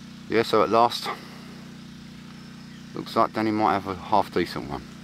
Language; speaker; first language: English; native; English